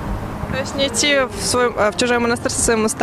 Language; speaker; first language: Russian; native; Russian